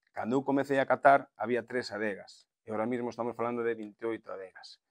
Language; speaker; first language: Spanish; non-native, local second language; Galician